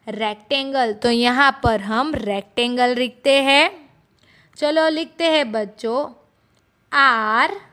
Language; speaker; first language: Hindi; non-native, local second language; Gujarati